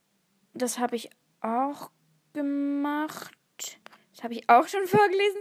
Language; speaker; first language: German; native; German